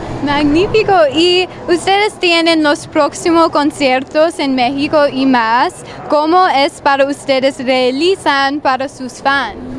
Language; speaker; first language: Spanish; non-native, learner; English